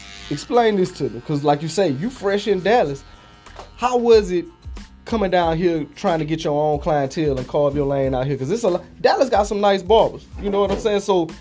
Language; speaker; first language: English; native; English